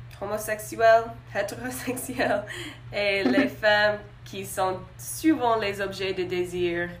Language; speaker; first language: French; non-native, learner; English